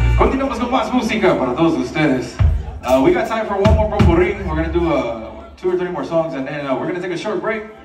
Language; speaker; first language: English; early bilingual, other home language; Spanish